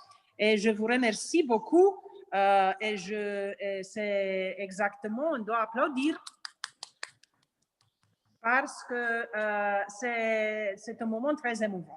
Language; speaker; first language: French; non-native, learner; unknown